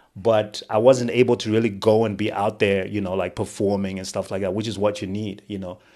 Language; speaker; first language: English; non-native, local second language; Shona